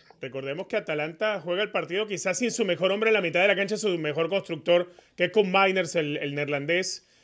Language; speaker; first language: Spanish; native; Spanish